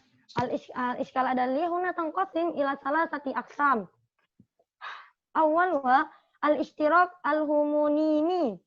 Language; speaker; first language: Arabic; non-native, learner; Indonesian